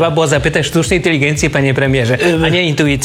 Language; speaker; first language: Polish; native; Polish